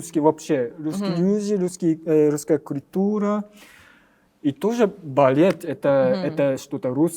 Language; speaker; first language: Russian; non-native, learner; Japanese